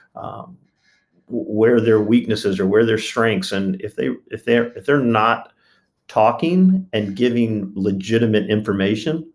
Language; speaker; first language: English; native; English